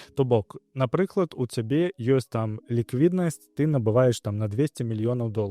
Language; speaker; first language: Belarusian; non-native, local second language; Russian